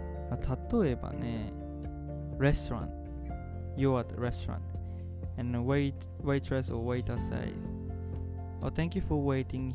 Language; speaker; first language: English; non-native, fluent; Japanese